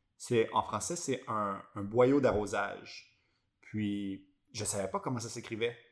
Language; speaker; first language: French; native; French